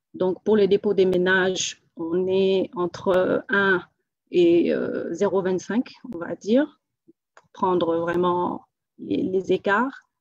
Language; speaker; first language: French; non-native, local second language; Wolof